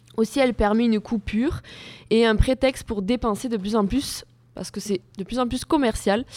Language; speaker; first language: French; native; French